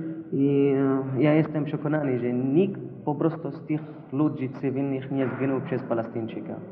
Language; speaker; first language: Polish; non-native, fluent; Arabic